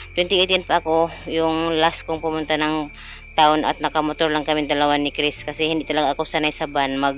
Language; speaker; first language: Filipino; non-native, local second language; Cebuano